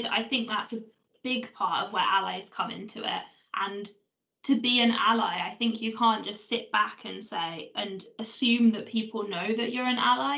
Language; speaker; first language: English; native; English